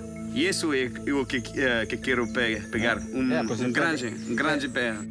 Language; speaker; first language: Portuguese; non-native, learner; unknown